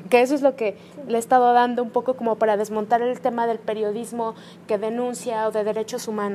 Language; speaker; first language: Spanish; native; Spanish